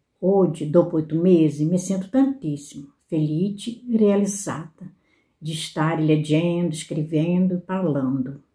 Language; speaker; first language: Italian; non-native, learner; Portuguese